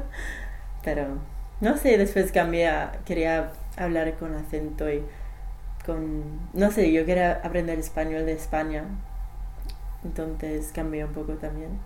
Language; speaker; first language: Spanish; non-native, learner; English